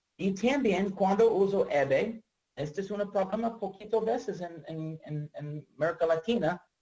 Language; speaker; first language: Spanish; non-native, learner; English